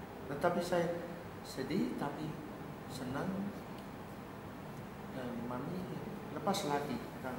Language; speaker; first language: Indonesian; early bilingual, heritage; Dutch